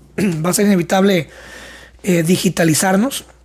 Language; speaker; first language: Spanish; native; Spanish